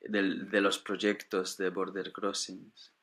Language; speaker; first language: Spanish; non-native, fluent; English